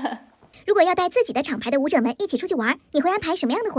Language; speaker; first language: Chinese; native; Chinese